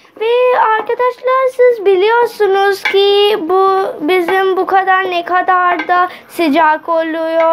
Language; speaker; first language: Turkish; non-native, learner; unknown